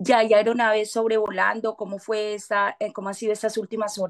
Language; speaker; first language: Spanish; native; Spanish